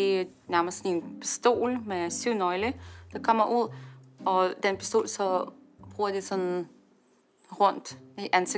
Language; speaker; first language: Danish; early bilingual, heritage; Danish